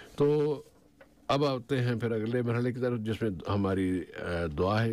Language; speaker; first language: Hindi; native; Hindi